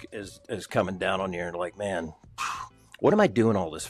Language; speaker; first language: English; native; English